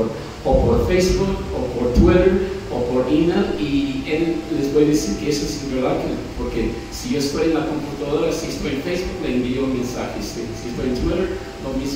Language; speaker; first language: Spanish; non-native, fluent; English